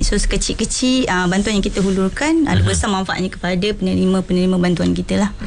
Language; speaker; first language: Malay; native; Malay